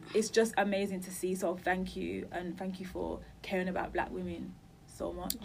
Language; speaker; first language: English; native; English